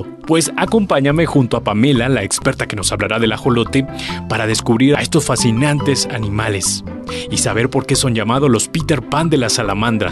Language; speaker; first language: Spanish; native; Spanish